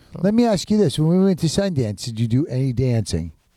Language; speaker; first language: English; native; English